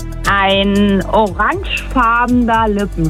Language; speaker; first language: German; native; German